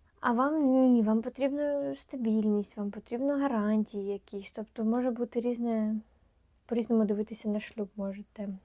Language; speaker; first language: Ukrainian; non-native, local second language; Russian